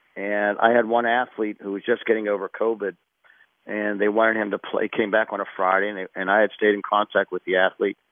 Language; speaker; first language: English; native; English